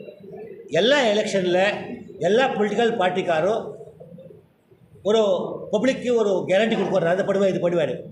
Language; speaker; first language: Tamil; non-native, learner; Kannada